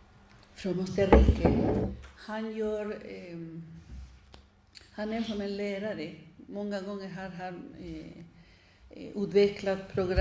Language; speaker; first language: Swedish; non-native, fluent; Spanish